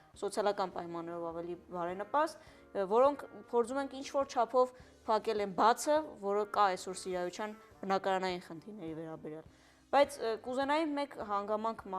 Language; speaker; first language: Armenian; early bilingual, heritage; Armenian